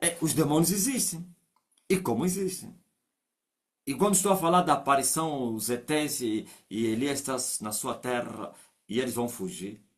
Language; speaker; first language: Portuguese; non-native, local second language; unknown